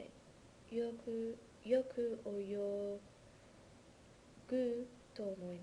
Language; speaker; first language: Japanese; non-native, learner; English